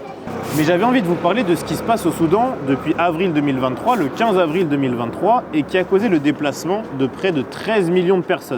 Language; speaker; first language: French; native; French